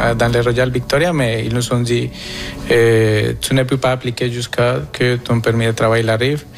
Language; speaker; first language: French; non-native, fluent; Spanish